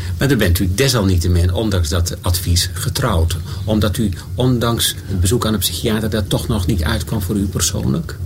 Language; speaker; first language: Dutch; native; Dutch